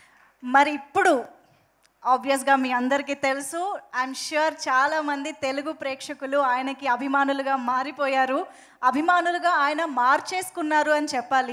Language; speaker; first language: Telugu; native; Telugu